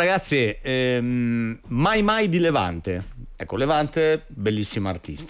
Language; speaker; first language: Italian; native; Italian